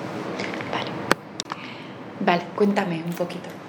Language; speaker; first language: Spanish; native; Spanish